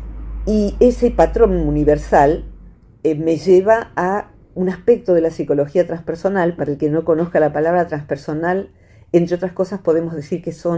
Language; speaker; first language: Spanish; native; Spanish